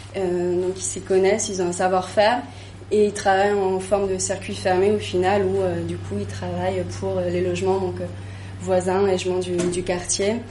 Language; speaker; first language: French; native; French